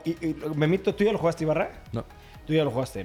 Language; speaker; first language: Spanish; native; Spanish